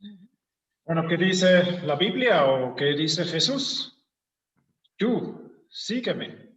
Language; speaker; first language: Spanish; non-native, fluent; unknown